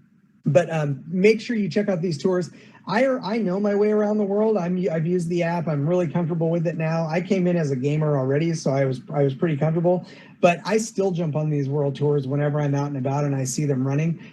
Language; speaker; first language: English; native; English